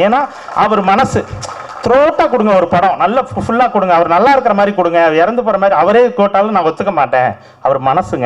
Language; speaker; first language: Tamil; native; Tamil